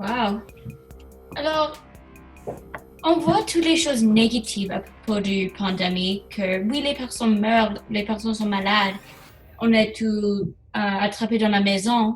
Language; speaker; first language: French; non-native, learner; English